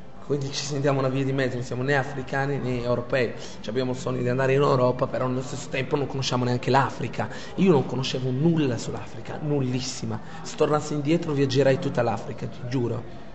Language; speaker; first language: Italian; non-native, fluent; Arabic